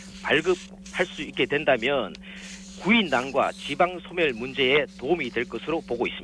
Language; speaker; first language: Korean; native; Korean